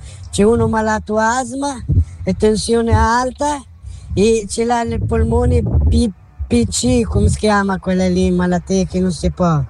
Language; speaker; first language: Italian; non-native, learner; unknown